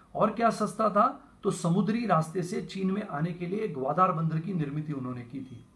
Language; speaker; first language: Hindi; non-native, local second language; Marathi